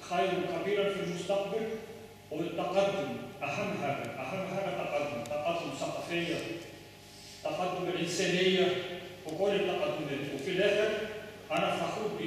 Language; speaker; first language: Arabic; non-native, learner; Russian